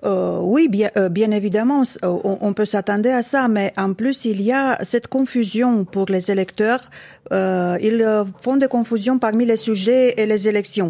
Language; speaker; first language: French; non-native, fluent; Romanian